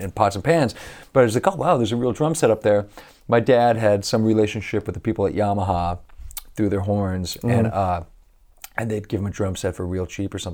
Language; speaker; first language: English; native; English